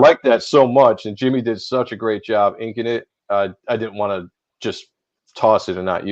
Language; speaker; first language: English; native; English